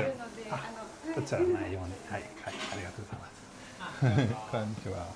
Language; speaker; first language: Japanese; non-native, fluent; Swedish